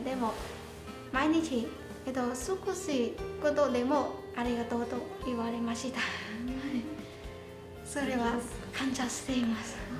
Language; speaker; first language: Japanese; non-native, learner; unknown